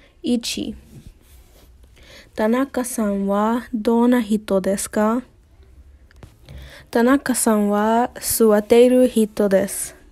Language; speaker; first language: Japanese; non-native, learner; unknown